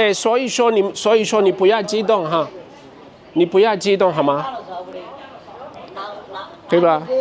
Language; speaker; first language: Chinese; non-native, fluent; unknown